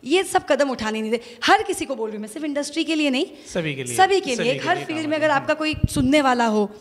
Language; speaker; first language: Hindi; native; Hindi